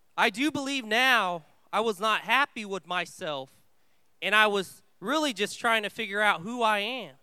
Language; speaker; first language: English; early bilingual, other home language; Vietnamese